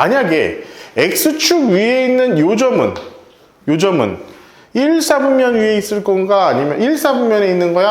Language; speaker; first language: Korean; native; Korean